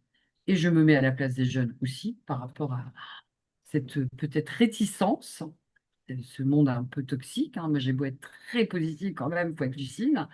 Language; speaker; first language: French; native; French